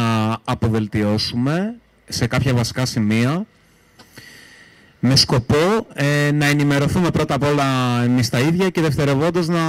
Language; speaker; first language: Greek; native; Greek